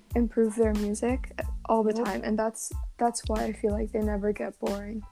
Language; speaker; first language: English; non-native, local second language; Cantonese